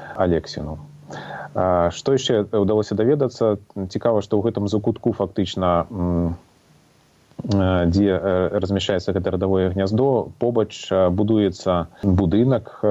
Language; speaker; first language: Belarusian; non-native, local second language; Russian